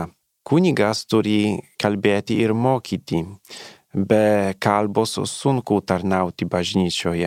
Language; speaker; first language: Lithuanian; non-native, learner; Polish